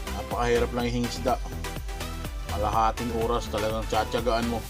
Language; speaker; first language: Filipino; non-native, local second language; Bikol